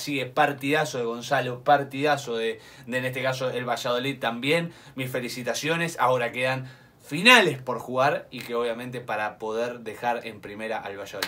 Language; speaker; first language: Spanish; native; Spanish